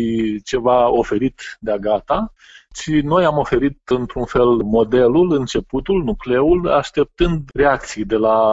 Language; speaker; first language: Romanian; native; Romanian